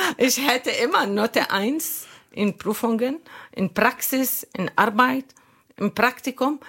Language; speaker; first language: German; non-native, learner; Arabic